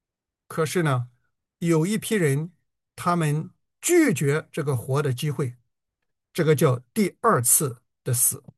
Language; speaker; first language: Chinese; native; Chinese